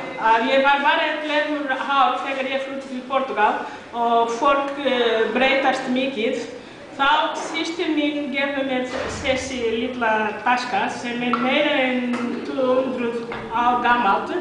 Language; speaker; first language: Icelandic; non-native, learner; Portuguese